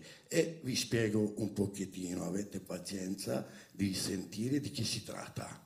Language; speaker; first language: Italian; non-native, fluent; Romany